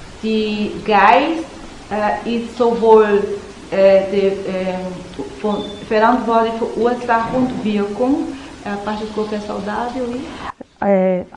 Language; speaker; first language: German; non-native, learner; Portuguese